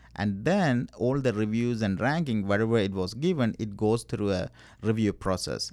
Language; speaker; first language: English; non-native, local second language; Tamil